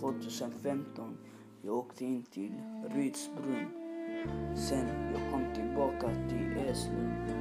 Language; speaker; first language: Swedish; non-native, learner; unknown